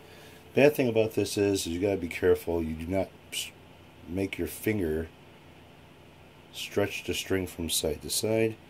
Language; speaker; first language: English; native; English